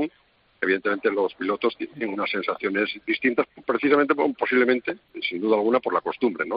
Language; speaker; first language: Spanish; native; Spanish